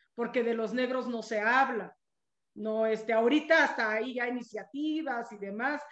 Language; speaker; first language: Spanish; non-native, local second language; Zapotec